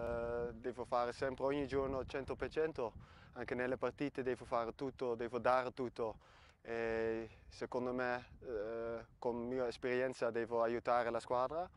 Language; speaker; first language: Italian; non-native, fluent; Dutch